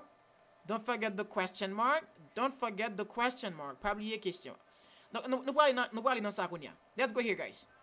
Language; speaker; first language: English; non-native, fluent; Haitian Creole